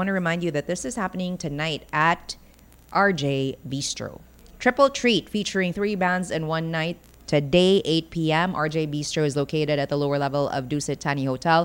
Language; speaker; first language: English; non-native, local second language; Cebuano